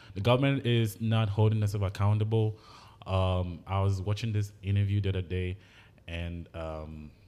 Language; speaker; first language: English; non-native, local second language; Igbo